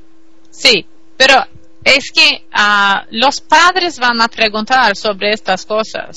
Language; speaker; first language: Spanish; non-native, learner; Swedish